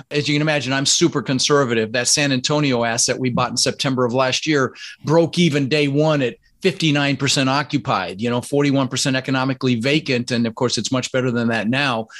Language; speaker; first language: English; early bilingual, other home language; Dutch